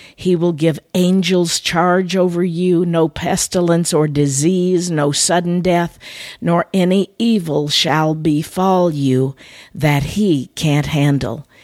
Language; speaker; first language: English; native; English